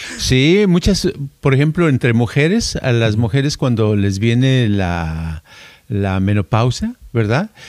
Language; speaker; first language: Spanish; native; Spanish